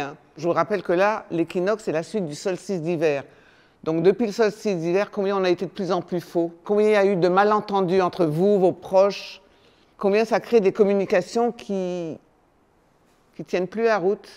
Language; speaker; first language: French; native; French